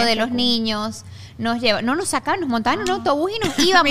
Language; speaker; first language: Spanish; native; Spanish